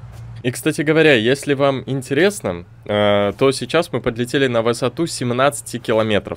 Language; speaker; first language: Russian; native; Russian